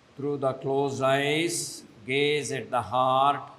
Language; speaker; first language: English; non-native, local second language; Kannada